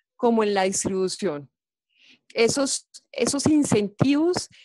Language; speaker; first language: Spanish; native; Spanish